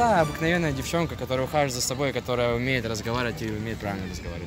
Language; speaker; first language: Russian; native; Russian